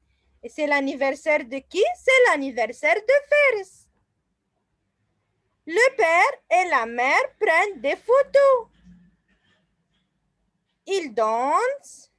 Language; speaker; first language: French; non-native, fluent; Arabic